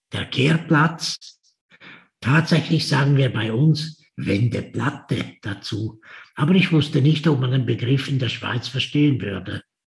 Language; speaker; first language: German; native; German